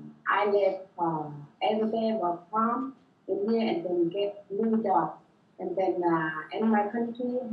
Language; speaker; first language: English; non-native, learner; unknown